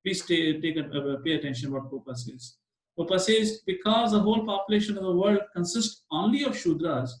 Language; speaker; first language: English; non-native, local second language; Hindi